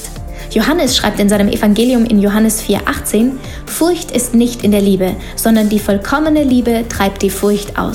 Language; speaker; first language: German; native; German